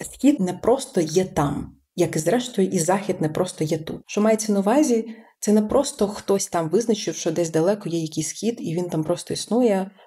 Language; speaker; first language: Ukrainian; early bilingual, other home language; Persian